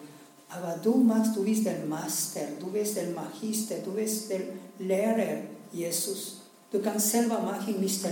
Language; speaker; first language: German; non-native, learner; Spanish